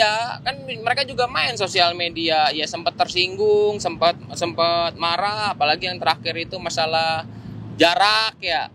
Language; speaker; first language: Indonesian; native; Indonesian